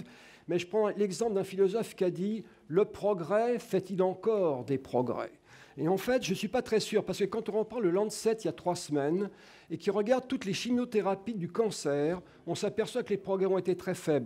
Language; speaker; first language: French; native; French